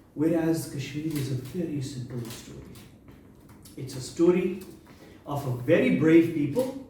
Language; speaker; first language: English; non-native, local second language; Urdu